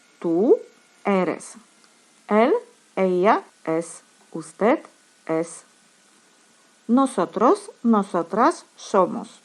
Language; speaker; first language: Spanish; non-native, fluent; Polish